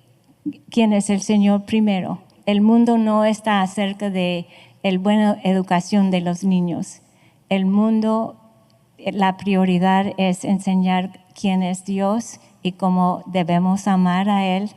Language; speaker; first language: Spanish; non-native, fluent; English